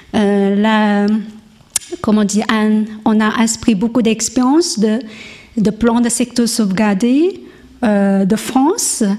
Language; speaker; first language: French; non-native, learner; Chinese